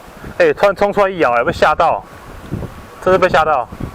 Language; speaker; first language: Chinese; native; Chinese